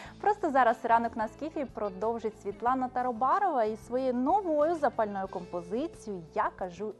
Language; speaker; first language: Ukrainian; native; Ukrainian